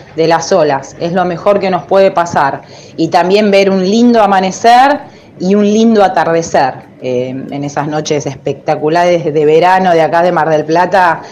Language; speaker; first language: Spanish; native; Spanish